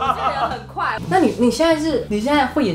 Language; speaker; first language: Chinese; native; Chinese